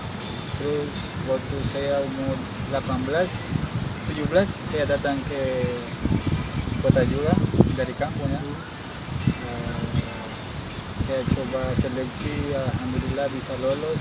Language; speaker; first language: Indonesian; non-native, fluent; Spanish